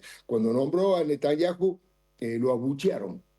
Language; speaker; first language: Spanish; native; Spanish